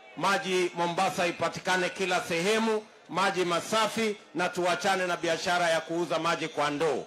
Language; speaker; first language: Swahili; non-native, local second language; Kalenjin